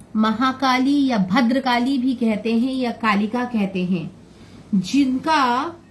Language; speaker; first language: Hindi; non-native, local second language; Bangla